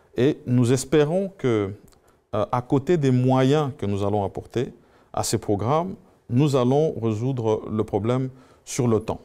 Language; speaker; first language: French; non-native, local second language; Swahili